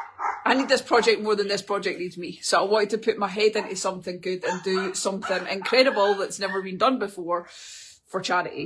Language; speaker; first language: English; native; English